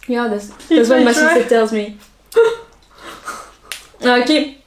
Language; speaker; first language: English; non-native, fluent; French